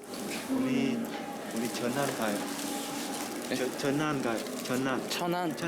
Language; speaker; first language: Korean; non-native, learner; Vietnamese